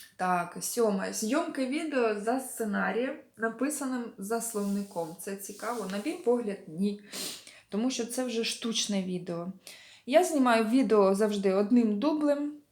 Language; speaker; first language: Ukrainian; non-native, local second language; Russian